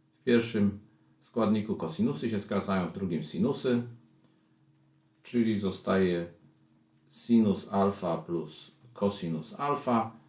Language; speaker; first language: Polish; native; Polish